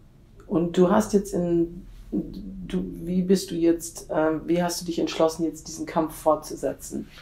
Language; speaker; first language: German; native; German